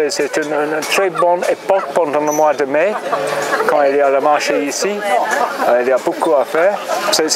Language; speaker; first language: French; non-native, learner; English